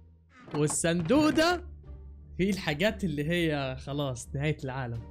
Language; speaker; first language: Arabic; native; Arabic